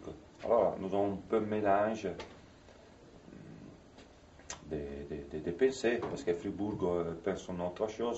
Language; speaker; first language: French; non-native, fluent; Italian